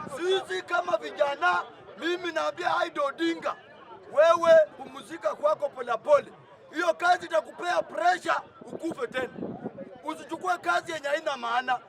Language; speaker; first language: Swahili; native; Swahili